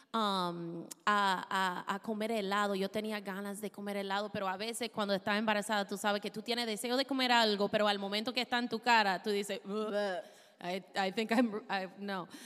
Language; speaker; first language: Spanish; non-native, fluent; English